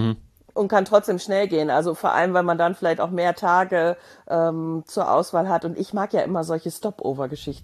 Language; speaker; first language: German; native; German